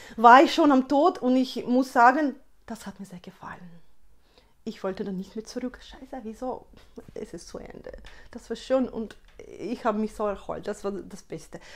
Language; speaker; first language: German; non-native, fluent; Russian